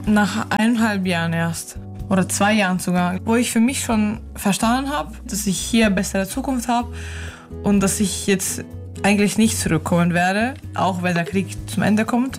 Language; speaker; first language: German; non-native, fluent; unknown